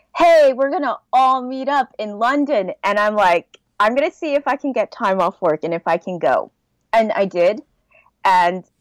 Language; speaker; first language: English; native; English